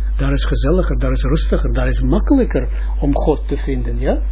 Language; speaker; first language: Dutch; non-native, fluent; Russian